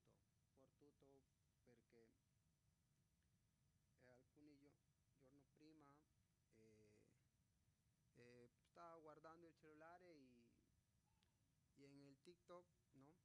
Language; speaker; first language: Italian; non-native, fluent; Spanish